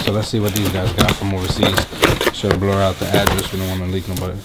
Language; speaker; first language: English; early bilingual, other home language; Spanish